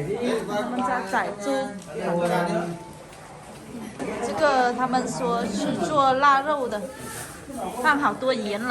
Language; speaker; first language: Chinese; non-native, fluent; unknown